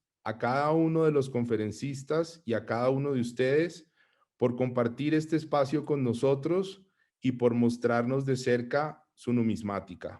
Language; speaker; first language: Spanish; native; Spanish